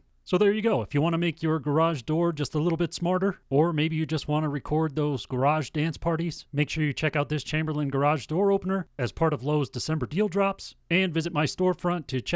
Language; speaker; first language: English; native; English